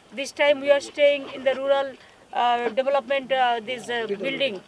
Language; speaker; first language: Hindi; non-native, local second language; Bangla